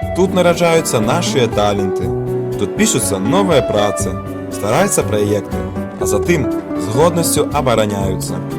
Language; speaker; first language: Belarusian; native; Belarusian